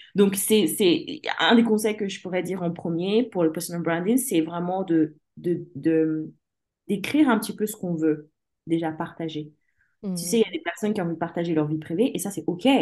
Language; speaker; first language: French; early bilingual, other home language; English